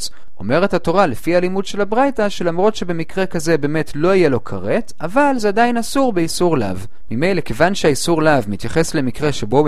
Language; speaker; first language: Hebrew; native; Hebrew